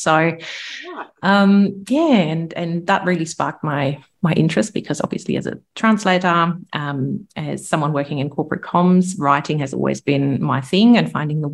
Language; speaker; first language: English; non-native, fluent; German